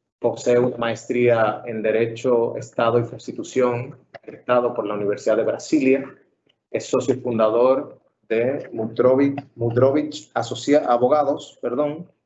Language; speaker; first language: Spanish; native; Spanish